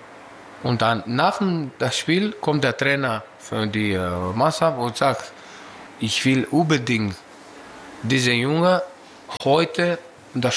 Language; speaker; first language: German; non-native, learner; Greek